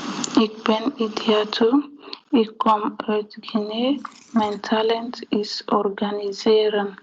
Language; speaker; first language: Dutch; non-native, learner; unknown